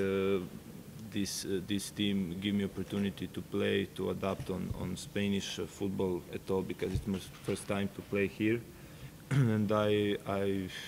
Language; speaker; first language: English; non-native, fluent; Serbian